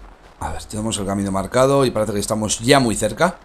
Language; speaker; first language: Spanish; native; Spanish